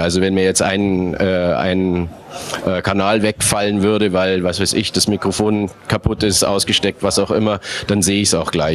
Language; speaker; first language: German; native; German